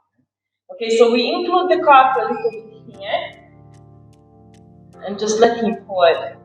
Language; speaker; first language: English; non-native, fluent; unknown